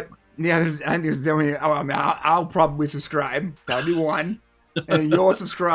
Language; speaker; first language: English; native; English